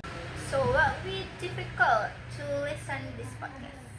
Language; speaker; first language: English; non-native, learner; Indonesian